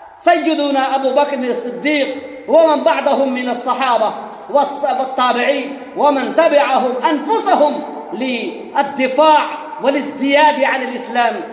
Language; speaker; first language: Arabic; non-native, fluent; Urdu